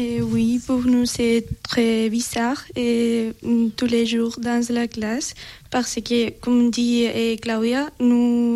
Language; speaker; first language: French; non-native, learner; Spanish